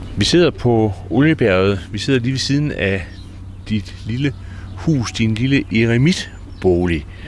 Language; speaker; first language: Danish; native; Danish